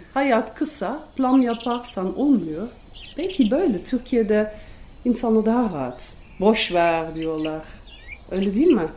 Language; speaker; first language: Turkish; non-native, fluent; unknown